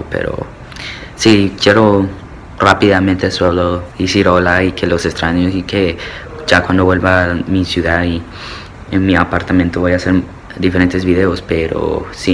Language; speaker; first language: Spanish; early bilingual, heritage; Spanish